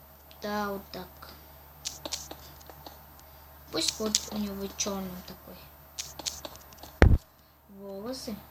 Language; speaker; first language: Russian; non-native, local second language; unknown